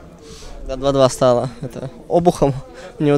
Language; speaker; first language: Russian; native; Russian